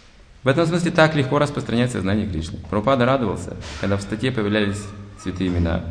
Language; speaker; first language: Russian; native; Russian